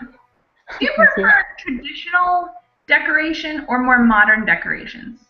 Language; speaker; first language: English; native; English